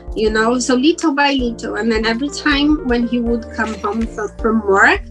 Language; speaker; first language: English; non-native, fluent; Portuguese